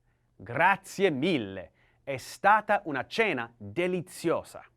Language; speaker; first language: Italian; non-native, learner; English